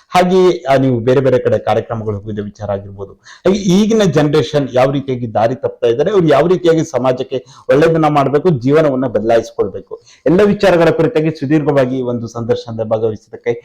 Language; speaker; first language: Kannada; native; Kannada